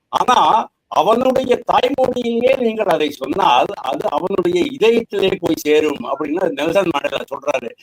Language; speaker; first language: Tamil; native; Tamil